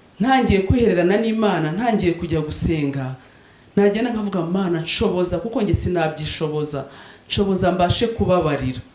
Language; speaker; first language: Kinyarwanda; native; Kinyarwanda